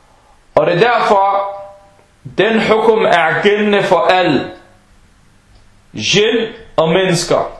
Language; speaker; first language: Danish; non-native, fluent; Arabic